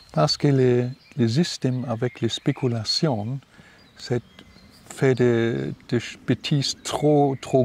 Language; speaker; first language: French; non-native, learner; German